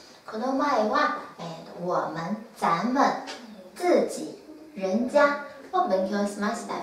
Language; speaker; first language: Japanese; non-native, fluent; Chinese